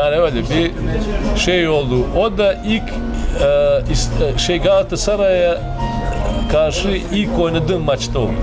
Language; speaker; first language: Turkish; non-native, fluent; Serbian